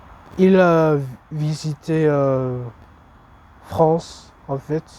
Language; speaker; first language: French; non-native, learner; English